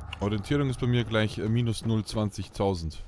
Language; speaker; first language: German; native; German